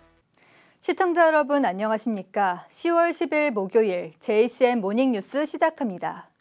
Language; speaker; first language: Korean; native; Korean